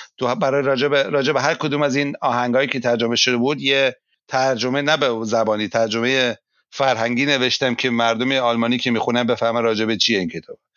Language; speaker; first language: Persian; native; Persian